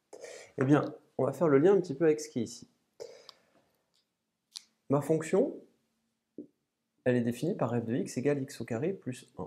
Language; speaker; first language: French; native; French